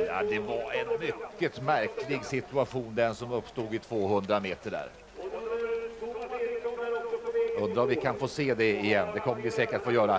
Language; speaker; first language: Swedish; native; Swedish